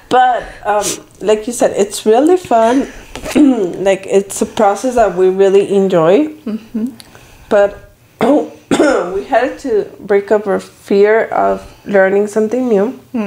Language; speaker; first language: English; early bilingual, other home language; Spanish